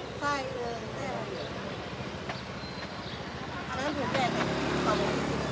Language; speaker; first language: Thai; native; Thai